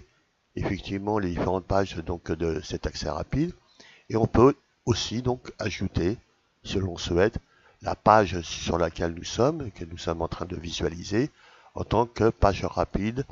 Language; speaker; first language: French; native; French